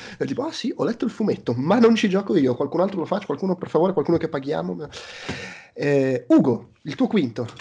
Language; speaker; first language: Italian; native; Italian